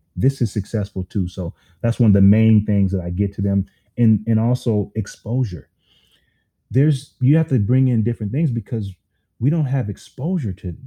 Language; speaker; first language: English; native; English